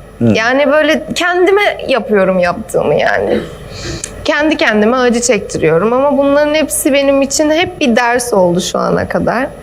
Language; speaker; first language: Turkish; early bilingual, heritage; German